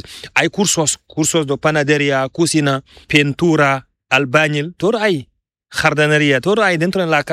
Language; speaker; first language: Spanish; non-native, learner; Fula